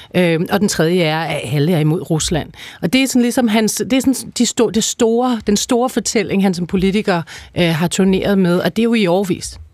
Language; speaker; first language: Danish; early bilingual, other home language; Persian